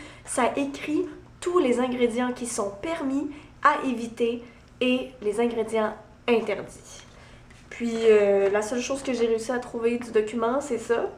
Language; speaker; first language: French; native; French